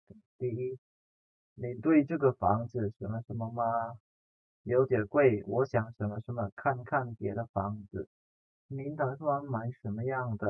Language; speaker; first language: Chinese; non-native, fluent; Indonesian